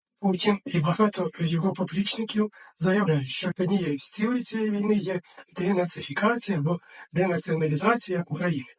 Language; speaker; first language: Ukrainian; native; Ukrainian